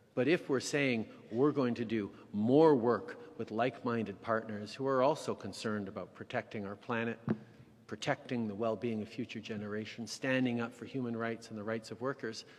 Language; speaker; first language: English; early bilingual, other home language; French